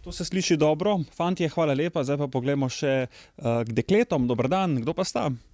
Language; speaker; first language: Slovenian; native; Slovenian